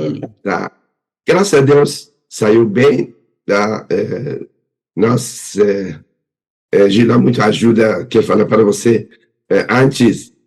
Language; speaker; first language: Portuguese; non-native, learner; Persian